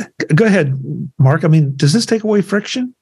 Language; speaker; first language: English; native; English